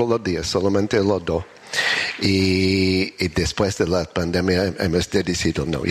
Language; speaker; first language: Spanish; non-native, learner; English